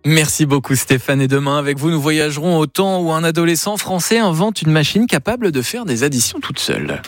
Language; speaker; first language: French; native; French